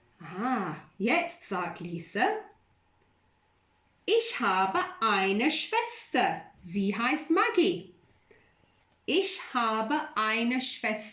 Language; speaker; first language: German; non-native, fluent; English